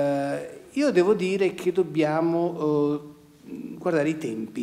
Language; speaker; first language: Italian; native; Italian